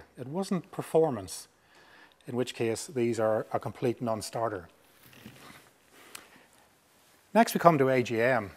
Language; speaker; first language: English; native; English